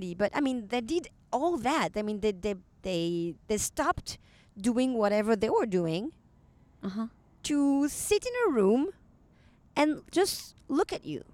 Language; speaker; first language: English; non-native, fluent; French